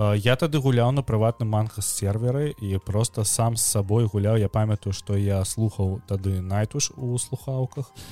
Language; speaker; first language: Belarusian; non-native, local second language; Russian